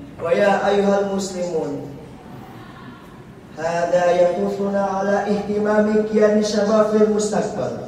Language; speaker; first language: Arabic; non-native, learner; Indonesian